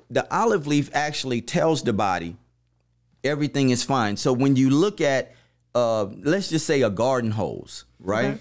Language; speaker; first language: English; native; English